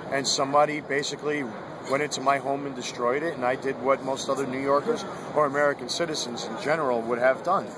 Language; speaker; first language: English; native; English